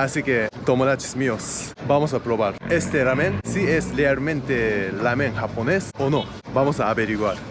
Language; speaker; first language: Spanish; non-native, learner; Japanese